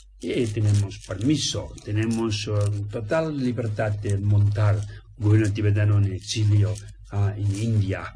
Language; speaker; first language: Spanish; non-native, learner; Tibetan